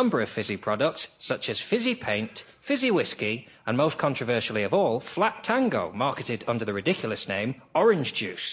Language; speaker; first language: English; native; English